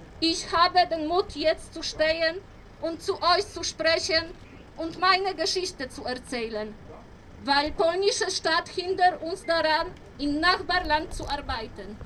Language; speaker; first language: German; non-native, fluent; Polish